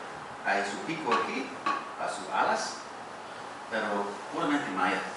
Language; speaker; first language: Spanish; non-native, fluent; English